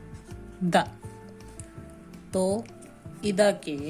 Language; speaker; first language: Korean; non-native, fluent; Hindi